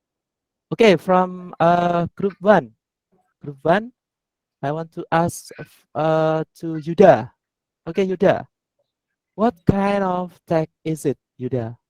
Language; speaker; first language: English; non-native, learner; Indonesian